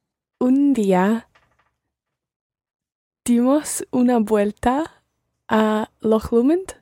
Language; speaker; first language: Spanish; non-native, learner; English